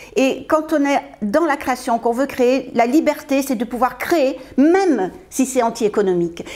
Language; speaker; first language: French; native; French